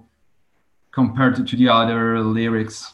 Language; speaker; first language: English; non-native, fluent; Italian